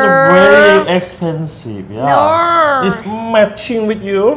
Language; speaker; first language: English; non-native, learner; Thai